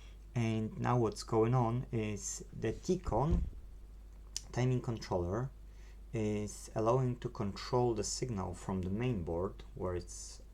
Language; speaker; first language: English; non-native, fluent; Polish